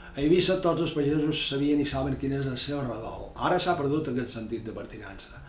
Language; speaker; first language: Catalan; native; Catalan